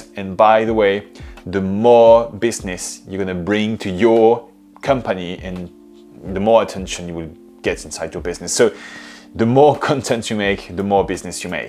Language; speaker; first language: English; non-native, fluent; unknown